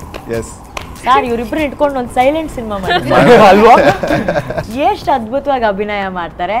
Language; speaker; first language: Kannada; native; Kannada